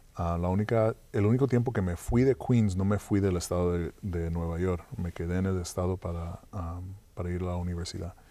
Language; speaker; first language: Spanish; early bilingual, heritage; Spanish